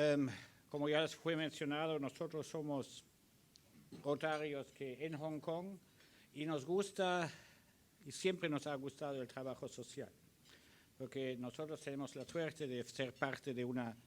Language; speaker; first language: Spanish; early bilingual, other home language; German